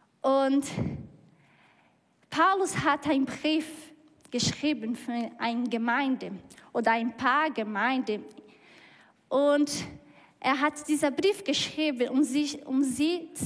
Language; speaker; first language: German; non-native, learner; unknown